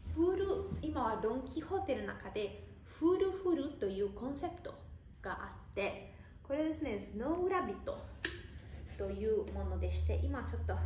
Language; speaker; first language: Japanese; non-native, fluent; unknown